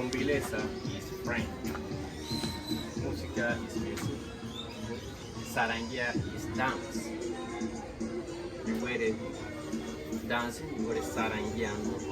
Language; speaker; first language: English; non-native, fluent; Spanish